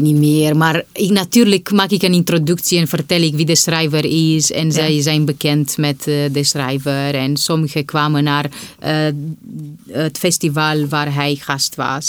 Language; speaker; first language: Dutch; non-native, fluent; Romanian